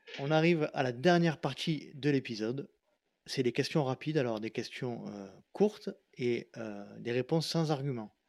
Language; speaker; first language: French; native; French